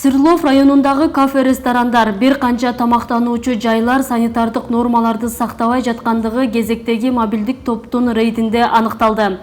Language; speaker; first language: Kyrgyz; native; Kyrgyz